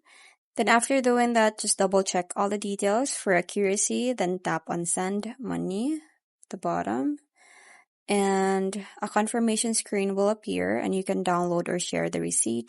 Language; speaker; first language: English; non-native, local second language; Filipino